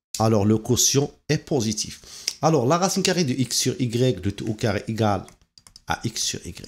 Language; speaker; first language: French; non-native, local second language; Arabic